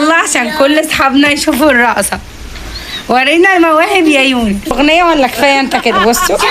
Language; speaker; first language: Arabic; native; Arabic